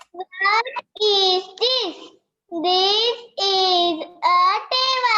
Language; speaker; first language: English; non-native, learner; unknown